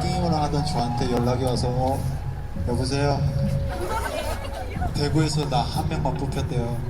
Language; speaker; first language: Korean; native; Korean